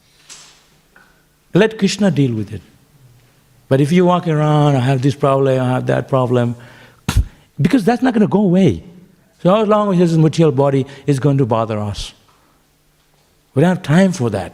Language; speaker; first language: English; non-native, local second language; Bangla